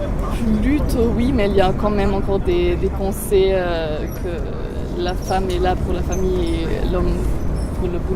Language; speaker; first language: French; non-native, fluent; German